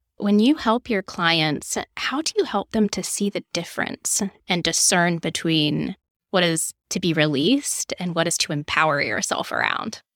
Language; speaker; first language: English; native; English